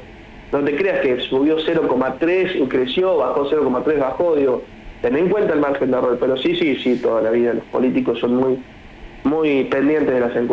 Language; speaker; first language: Spanish; native; Spanish